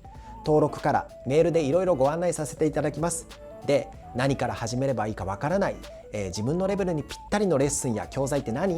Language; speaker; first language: Japanese; native; Japanese